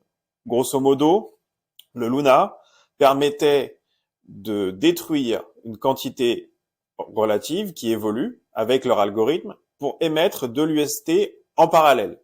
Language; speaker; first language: French; native; French